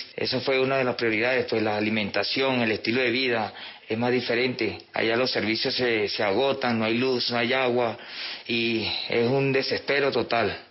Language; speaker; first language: Spanish; native; Spanish